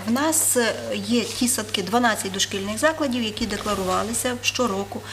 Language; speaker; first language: Ukrainian; native; Ukrainian